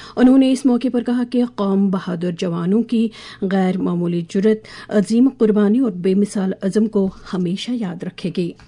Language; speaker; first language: Urdu; non-native, local second language; Kashmiri